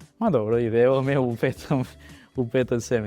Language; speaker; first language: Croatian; non-native, learner; Spanish